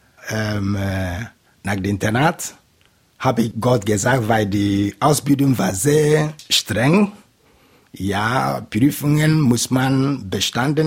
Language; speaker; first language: German; non-native, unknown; Igbo